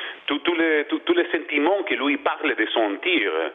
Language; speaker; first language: French; non-native, learner; Spanish